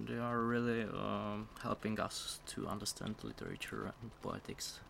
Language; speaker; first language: English; non-native, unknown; Czech